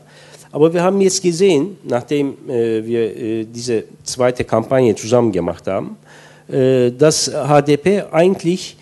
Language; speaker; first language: German; non-native, fluent; Turkish